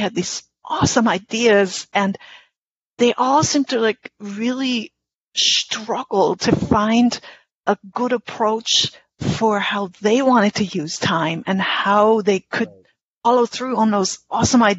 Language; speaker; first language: English; non-native, fluent; German